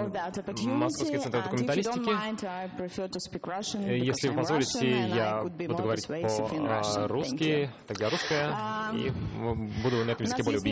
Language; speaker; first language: Russian; native; Russian